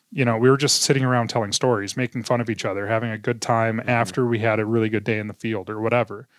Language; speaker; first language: English; native; English